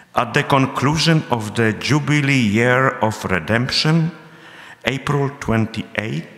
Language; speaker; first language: English; non-native, fluent; Polish